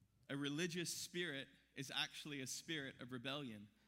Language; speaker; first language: English; native; English